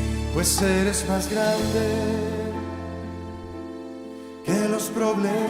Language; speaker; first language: Spanish; native; Spanish